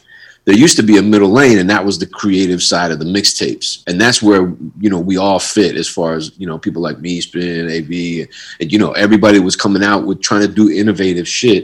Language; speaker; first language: English; native; English